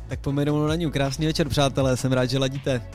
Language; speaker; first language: Czech; native; Czech